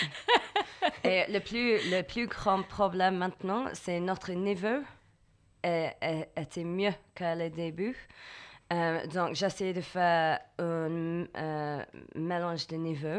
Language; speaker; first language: French; non-native, learner; English